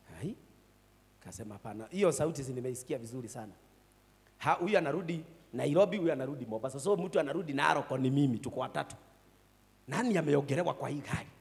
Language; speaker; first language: Swahili; non-native, local second language; Kikuyu